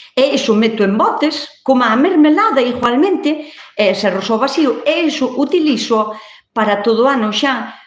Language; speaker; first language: Galician; native; Galician